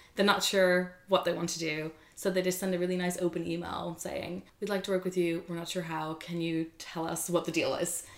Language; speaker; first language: English; non-native, fluent; Dutch